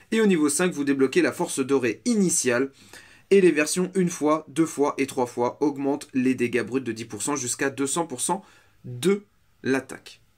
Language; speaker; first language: French; native; French